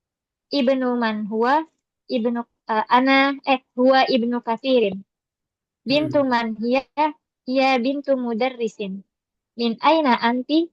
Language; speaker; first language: Arabic; non-native, learner; Indonesian